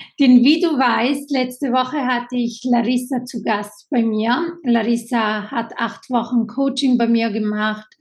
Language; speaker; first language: German; native; German